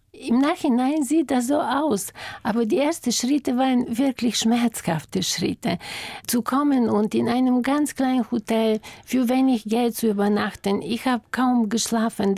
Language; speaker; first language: German; non-native, fluent; Bulgarian